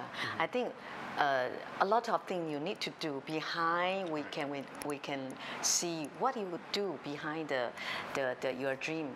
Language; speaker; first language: English; non-native, learner; Chinese